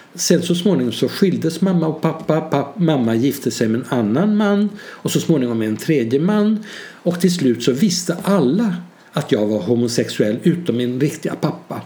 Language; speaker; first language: Swedish; early bilingual, other home language; Hungarian